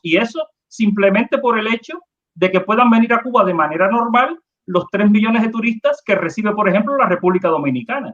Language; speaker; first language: Spanish; native; Spanish